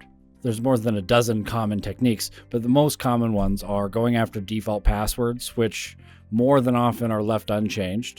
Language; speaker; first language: English; native; English